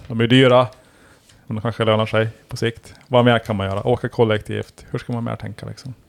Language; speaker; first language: Swedish; native; Swedish